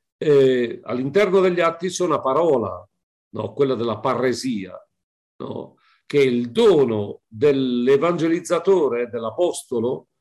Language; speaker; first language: Italian; native; Italian